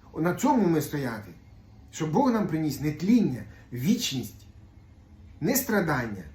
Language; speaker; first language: Ukrainian; non-native, local second language; Russian